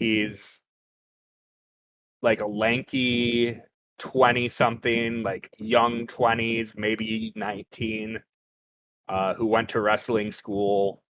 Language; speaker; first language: English; native; English